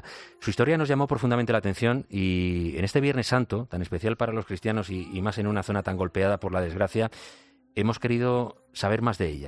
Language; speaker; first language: Spanish; native; Spanish